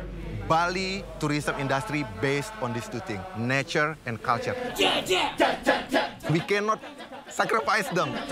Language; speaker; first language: English; non-native, fluent; Indonesian